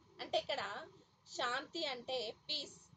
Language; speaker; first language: Telugu; native; Telugu